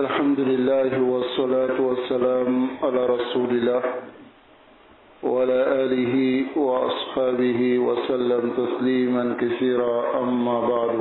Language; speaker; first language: Arabic; non-native, fluent; Bambara